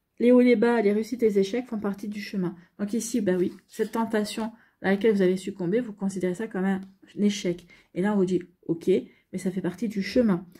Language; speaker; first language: French; native; French